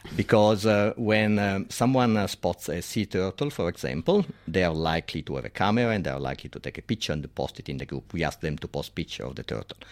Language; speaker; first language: English; non-native, fluent; Italian